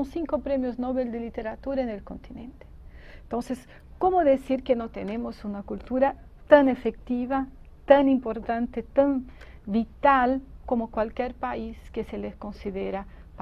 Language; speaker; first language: Spanish; non-native, fluent; Portuguese